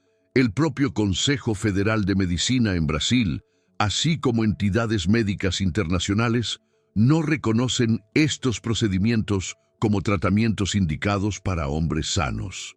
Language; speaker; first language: Spanish; native; Spanish